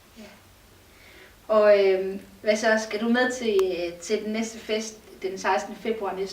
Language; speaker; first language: Danish; native; Danish